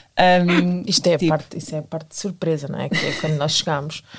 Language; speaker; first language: Portuguese; native; Portuguese